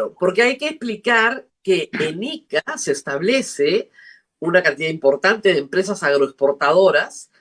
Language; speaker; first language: Spanish; native; Spanish